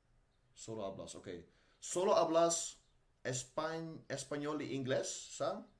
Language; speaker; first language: Spanish; non-native, learner; Dutch